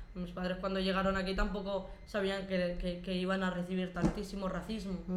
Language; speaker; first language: Spanish; early bilingual, other home language; Arabic